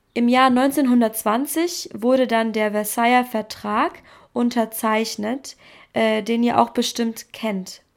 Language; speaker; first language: German; native; German